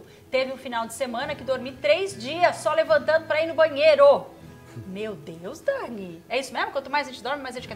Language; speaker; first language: Portuguese; native; Portuguese